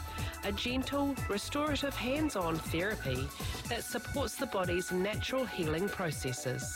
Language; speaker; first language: English; native; English